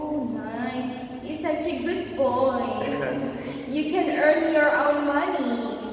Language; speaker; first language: English; non-native, fluent; Indonesian